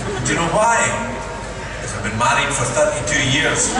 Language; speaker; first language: English; native; English